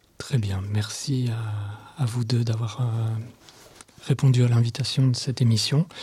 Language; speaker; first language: French; native; French